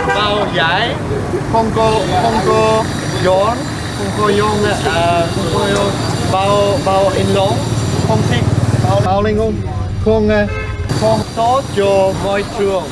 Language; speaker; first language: Vietnamese; non-native, learner; Czech